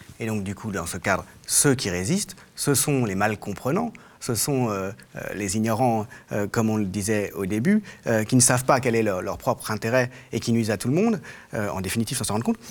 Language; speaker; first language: French; native; French